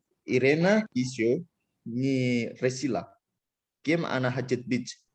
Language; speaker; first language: Russian; non-native, learner; Indonesian